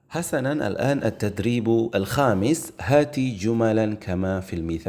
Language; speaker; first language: Arabic; non-native, fluent; Indonesian